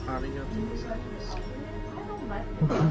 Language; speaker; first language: Japanese; non-native, learner; English